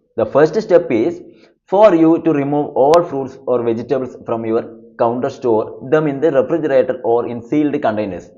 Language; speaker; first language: English; non-native, local second language; Malayalam